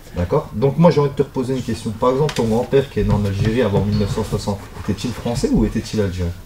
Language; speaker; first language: French; native; French